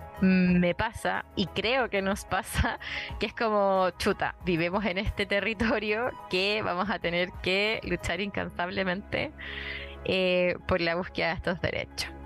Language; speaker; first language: Spanish; native; Spanish